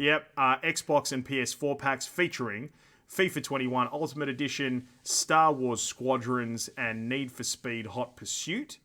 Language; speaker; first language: English; native; English